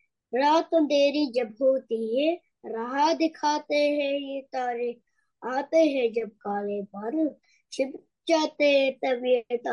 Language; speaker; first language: Hindi; early bilingual, heritage; Russian